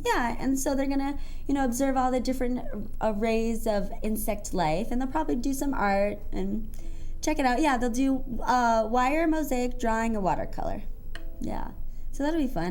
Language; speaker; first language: English; native; English